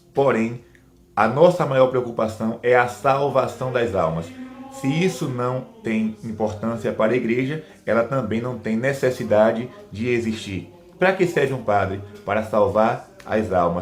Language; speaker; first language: Portuguese; native; Portuguese